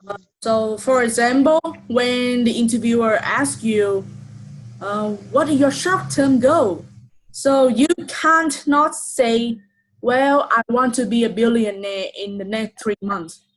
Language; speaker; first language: English; non-native, fluent; Vietnamese